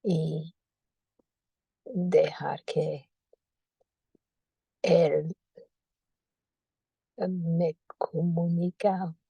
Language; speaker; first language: Spanish; non-native, fluent; English